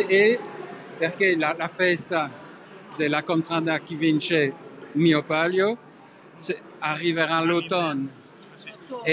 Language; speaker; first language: Italian; non-native, learner; French